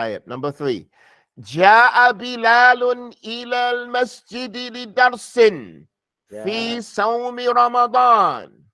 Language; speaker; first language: Arabic; non-native, fluent; English